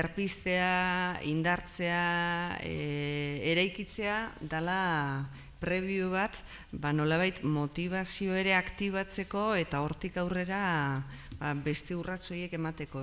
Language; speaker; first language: Basque; native; Basque